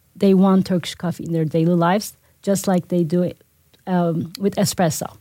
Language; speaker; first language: English; non-native, fluent; Turkish